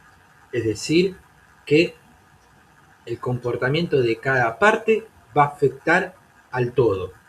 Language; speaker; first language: Spanish; native; Spanish